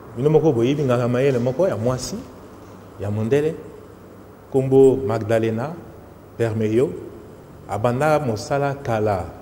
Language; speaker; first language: Lingala; native; Lingala